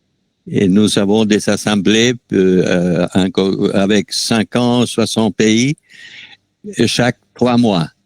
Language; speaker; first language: French; non-native, fluent; Spanish